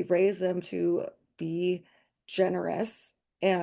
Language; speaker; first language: English; native; English